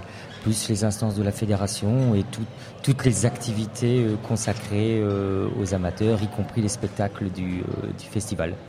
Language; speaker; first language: French; native; French